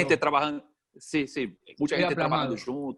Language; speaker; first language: Spanish; non-native, fluent; Portuguese